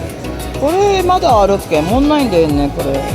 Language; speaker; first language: Japanese; non-native, fluent; Filipino